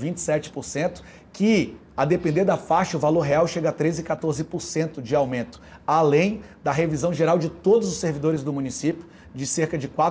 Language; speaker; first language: Portuguese; native; Portuguese